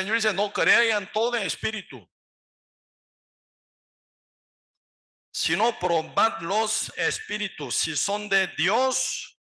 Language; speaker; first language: Spanish; non-native, learner; Korean